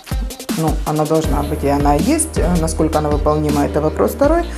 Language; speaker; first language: Russian; native; Russian